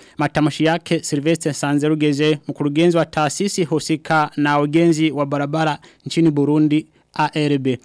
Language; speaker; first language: Swahili; non-native, local second language; Rundi